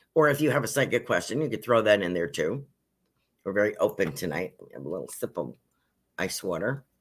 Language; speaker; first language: English; native; English